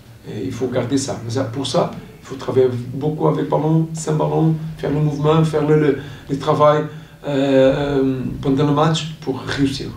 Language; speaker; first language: French; non-native, learner; Portuguese